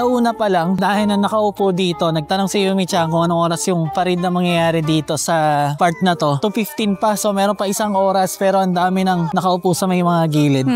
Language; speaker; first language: Filipino; native; Filipino